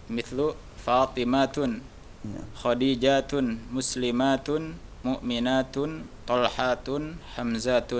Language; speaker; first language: Arabic; non-native, learner; Indonesian